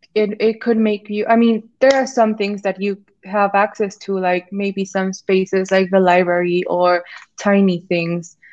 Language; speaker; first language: English; non-native, fluent; Spanish